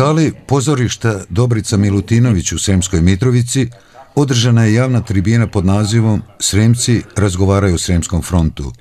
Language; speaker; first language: Serbian; native; Serbian